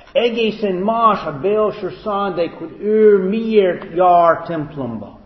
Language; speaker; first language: Hungarian; non-native, fluent; English